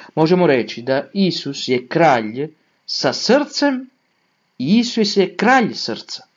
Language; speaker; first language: Croatian; non-native, fluent; Italian